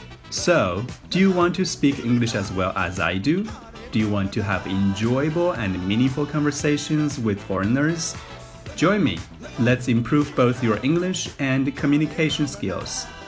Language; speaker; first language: English; non-native, fluent; Chinese